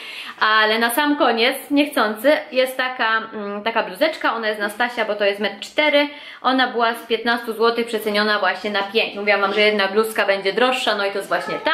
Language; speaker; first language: Polish; native; Polish